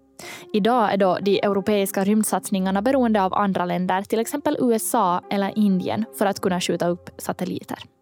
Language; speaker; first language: Swedish; native; Swedish